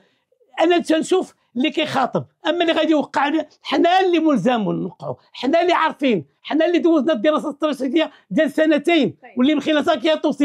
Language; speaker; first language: Arabic; native; Arabic